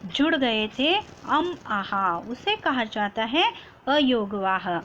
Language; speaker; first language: Hindi; non-native, local second language; Kannada